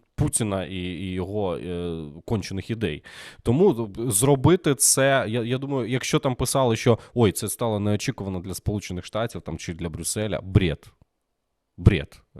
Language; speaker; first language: Ukrainian; native; Ukrainian